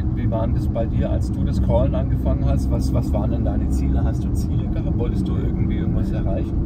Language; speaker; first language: German; native; German